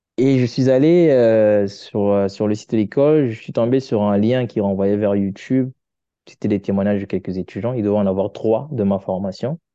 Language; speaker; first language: French; non-native, local second language; Lingala